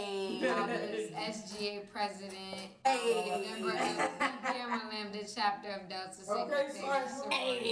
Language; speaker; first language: English; native; English